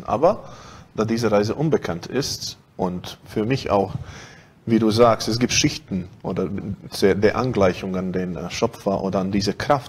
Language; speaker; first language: German; non-native, fluent; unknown